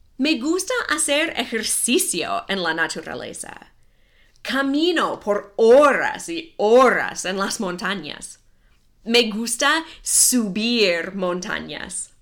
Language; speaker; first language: Spanish; non-native, fluent; English